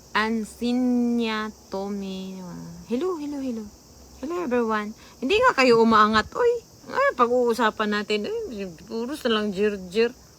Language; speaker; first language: Filipino; non-native, local second language; Cebuano